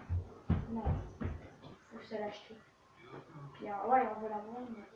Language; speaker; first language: French; native; French